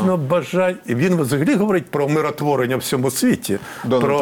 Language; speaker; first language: Ukrainian; native; Ukrainian